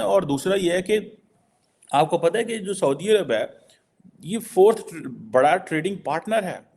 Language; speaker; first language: Urdu; non-native, local second language; Punjabi